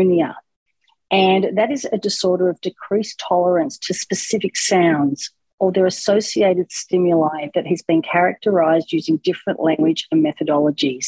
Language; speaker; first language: English; native; English